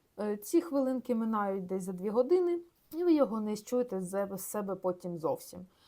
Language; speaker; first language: Ukrainian; non-native, local second language; Russian